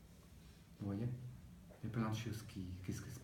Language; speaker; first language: French; non-native, learner; Tibetan